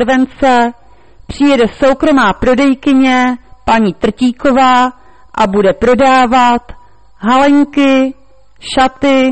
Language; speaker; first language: Czech; native; Czech